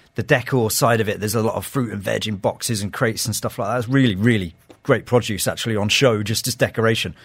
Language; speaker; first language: English; native; English